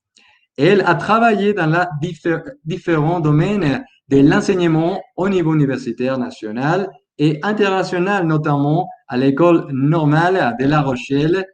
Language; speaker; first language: French; non-native, learner; Spanish